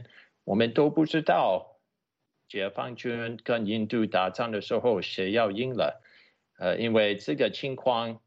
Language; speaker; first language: Chinese; non-native, fluent; English